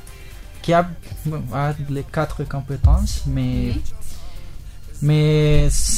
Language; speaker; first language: French; non-native, learner; Spanish